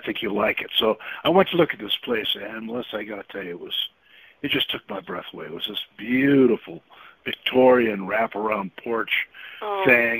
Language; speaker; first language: English; native; English